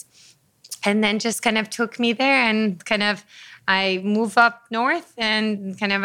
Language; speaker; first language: English; non-native, fluent; Persian